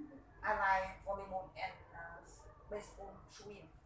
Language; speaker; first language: English; non-native, learner; Vietnamese